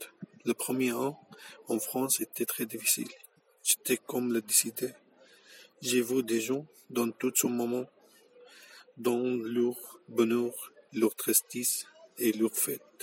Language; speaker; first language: French; non-native, learner; Arabic